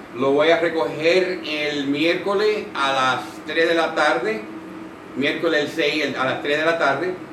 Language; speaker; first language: Spanish; early bilingual, heritage; Spanish